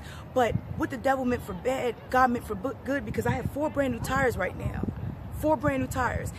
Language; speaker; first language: English; native; English